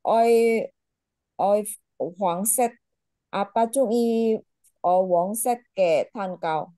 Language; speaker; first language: Chinese; non-native, learner; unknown